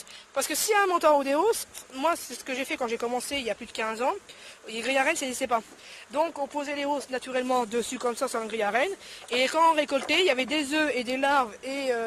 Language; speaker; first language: French; native; French